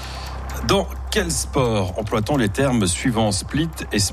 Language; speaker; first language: French; native; French